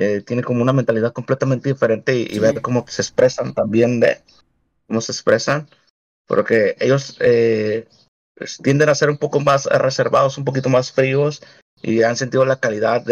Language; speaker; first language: Spanish; native; Spanish